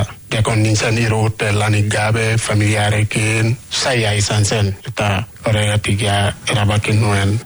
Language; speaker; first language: Basque; non-native, learner; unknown